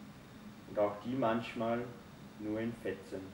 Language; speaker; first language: German; native; German